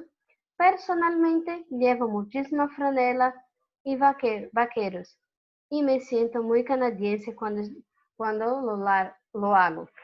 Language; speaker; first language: Spanish; non-native, fluent; Portuguese